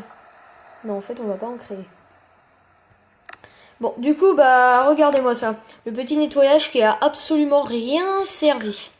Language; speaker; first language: French; native; French